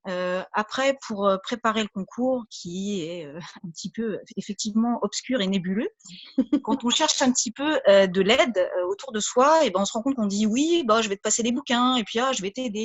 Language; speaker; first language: French; native; French